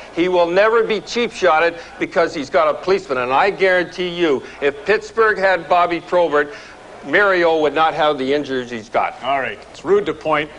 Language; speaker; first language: English; native; English